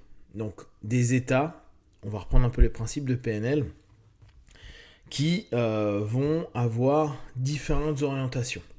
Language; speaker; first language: French; native; French